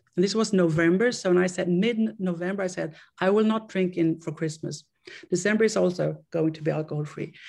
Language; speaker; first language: English; non-native, fluent; Swedish